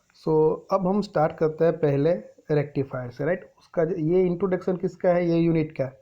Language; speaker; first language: Hindi; non-native, local second language; Gujarati